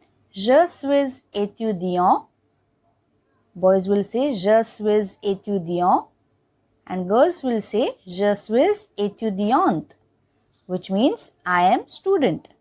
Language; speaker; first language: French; non-native, learner; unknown